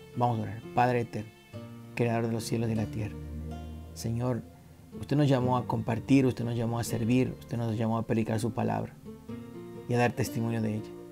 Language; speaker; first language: Spanish; native; Spanish